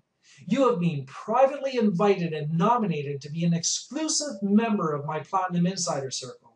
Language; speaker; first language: English; native; English